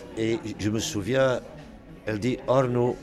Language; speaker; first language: French; non-native, local second language; Dutch